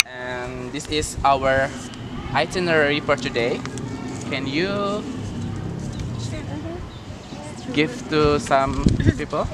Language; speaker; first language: English; non-native, learner; Indonesian